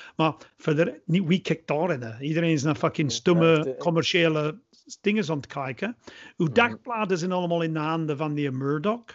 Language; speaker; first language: Dutch; non-native, fluent; English